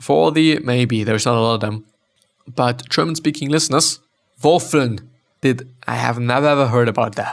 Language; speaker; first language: English; non-native, fluent; German